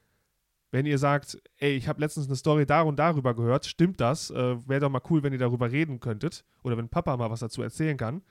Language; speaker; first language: German; native; German